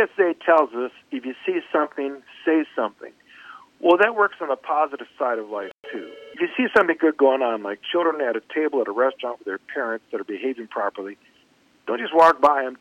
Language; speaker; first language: English; native; English